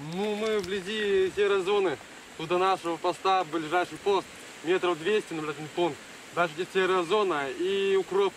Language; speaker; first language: Russian; native; Russian